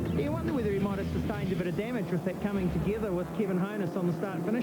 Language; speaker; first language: English; native; English